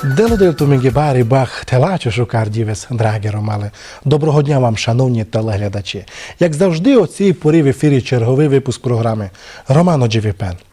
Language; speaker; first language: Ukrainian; non-native, local second language; Romany